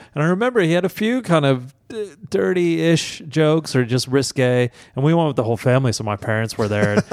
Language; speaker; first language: English; native; English